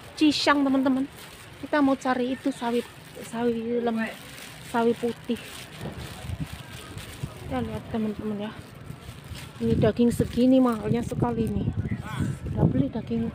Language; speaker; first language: Indonesian; native; Indonesian